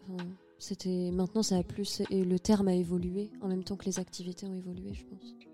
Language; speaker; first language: French; native; French